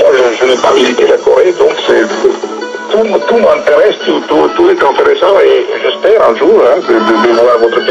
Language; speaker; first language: French; non-native, fluent; Italian